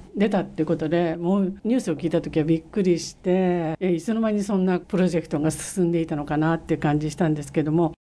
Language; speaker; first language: Japanese; native; Japanese